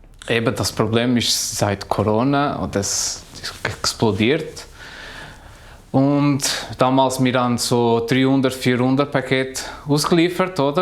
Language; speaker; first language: German; non-native, learner; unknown